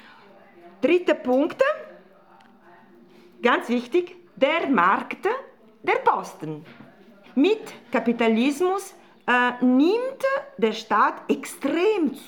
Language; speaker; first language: German; non-native, fluent; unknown